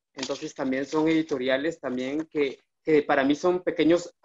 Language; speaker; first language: Spanish; native; Spanish